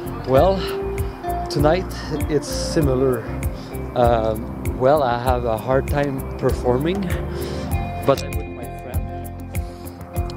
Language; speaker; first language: English; non-native, fluent; French